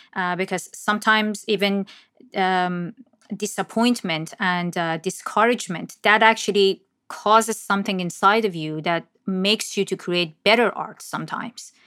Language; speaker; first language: English; non-native, fluent; Persian